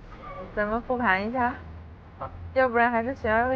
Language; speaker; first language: Chinese; native; Chinese